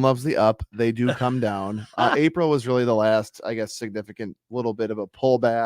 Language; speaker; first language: English; native; English